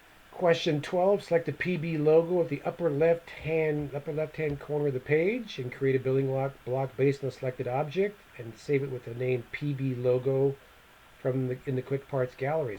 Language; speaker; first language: English; native; English